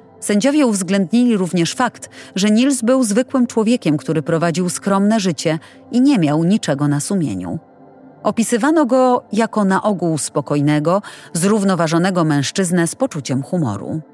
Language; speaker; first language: Polish; native; Polish